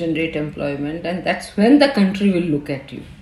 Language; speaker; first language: English; non-native, local second language; Punjabi